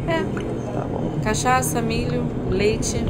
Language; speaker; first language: Portuguese; native; Portuguese